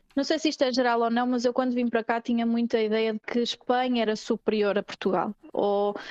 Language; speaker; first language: Portuguese; native; Portuguese